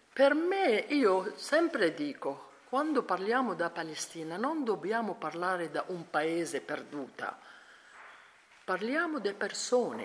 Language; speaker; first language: Italian; non-native, learner; Arabic